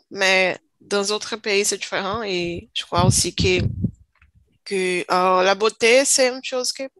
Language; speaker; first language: French; non-native, learner; Portuguese